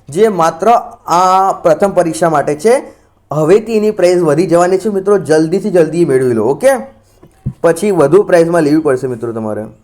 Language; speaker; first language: Gujarati; non-native, local second language; Marathi